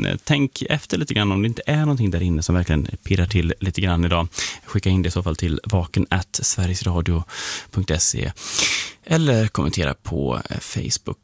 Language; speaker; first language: Swedish; native; Swedish